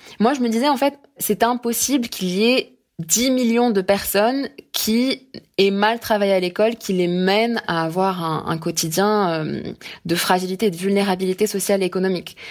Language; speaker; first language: French; non-native, local second language; Arabic